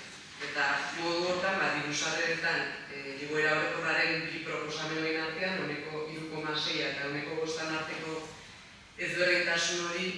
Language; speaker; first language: Basque; native; Basque